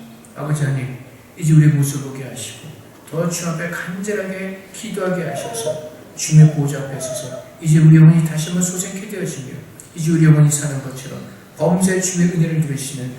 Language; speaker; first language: Korean; native; Korean